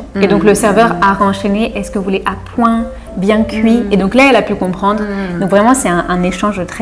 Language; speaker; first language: French; native; French